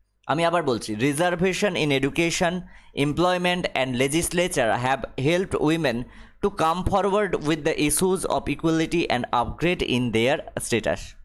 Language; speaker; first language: English; non-native, local second language; Bangla